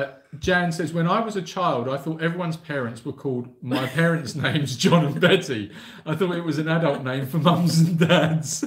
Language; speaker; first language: English; native; English